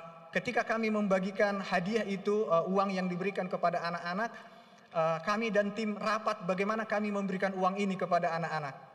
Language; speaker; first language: Indonesian; non-native, local second language; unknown